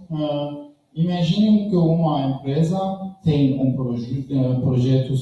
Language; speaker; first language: Portuguese; non-native, learner; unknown